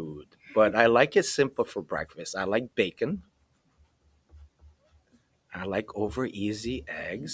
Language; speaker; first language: English; early bilingual, other home language; Romanian